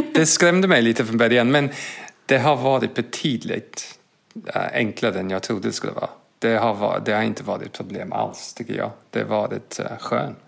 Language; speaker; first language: Swedish; non-native, fluent; English